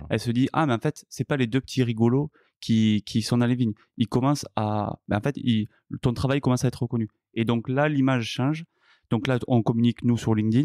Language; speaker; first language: French; native; French